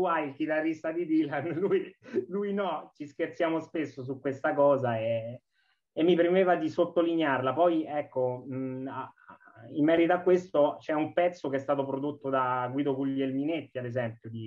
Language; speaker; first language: Italian; native; Italian